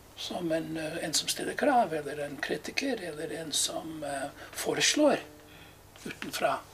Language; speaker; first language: Norwegian; non-native, fluent; English